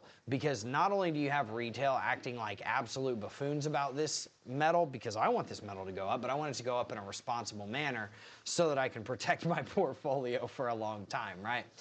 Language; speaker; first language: English; native; English